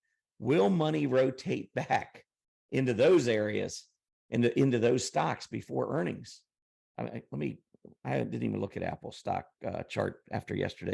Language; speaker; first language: English; native; English